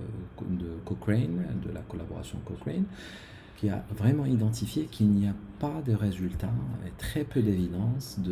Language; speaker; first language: French; non-native, local second language; Arabic